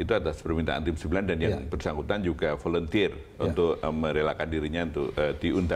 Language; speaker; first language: Indonesian; native; Indonesian